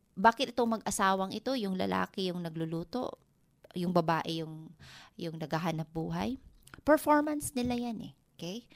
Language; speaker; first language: Filipino; non-native, local second language; Waray